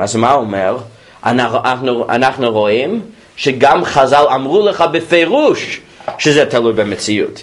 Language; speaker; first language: Hebrew; non-native, fluent; English